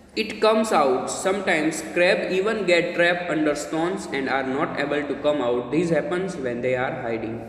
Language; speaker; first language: English; non-native, local second language; Gujarati